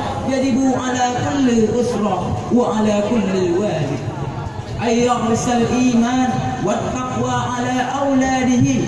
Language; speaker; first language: Arabic; non-native, learner; Indonesian